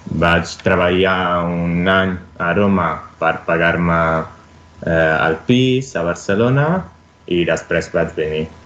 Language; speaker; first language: Catalan; non-native, learner; Italian